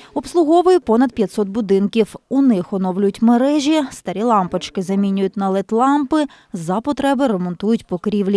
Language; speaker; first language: Ukrainian; native; Ukrainian